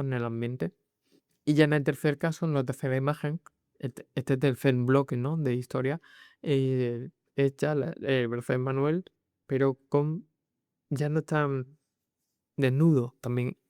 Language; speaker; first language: Spanish; native; Spanish